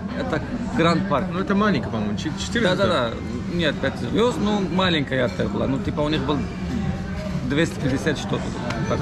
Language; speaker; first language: Russian; non-native, learner; Turkish